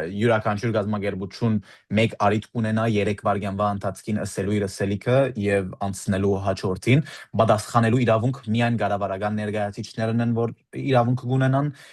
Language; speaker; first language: Armenian; early bilingual, heritage; Armenian